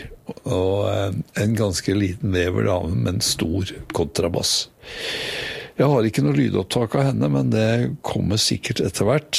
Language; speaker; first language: Norwegian; native; Norwegian